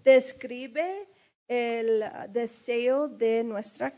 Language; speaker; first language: Spanish; early bilingual, heritage; English